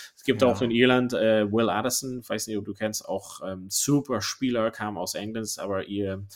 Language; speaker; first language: German; non-native, fluent; English